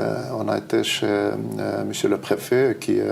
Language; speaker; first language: French; non-native, fluent; Estonian